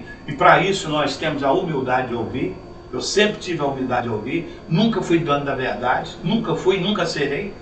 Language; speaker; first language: Portuguese; native; Portuguese